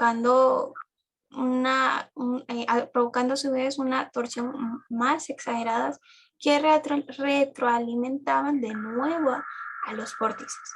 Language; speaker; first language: Spanish; native; Spanish